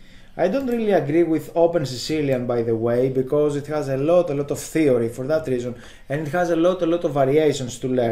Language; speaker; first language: English; non-native, fluent; Greek